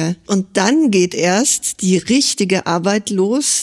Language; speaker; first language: German; native; German